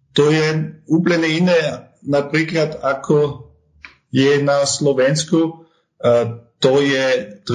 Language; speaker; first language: Slovak; non-native, learner; German